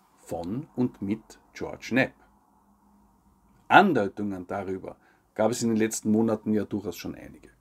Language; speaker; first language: German; native; German